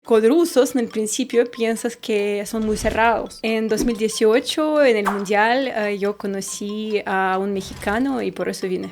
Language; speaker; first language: Spanish; non-native, fluent; Russian